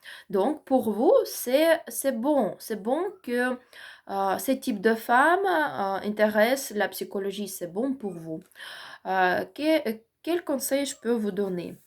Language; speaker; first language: French; non-native, learner; Ukrainian